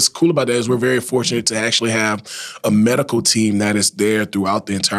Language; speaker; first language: English; native; English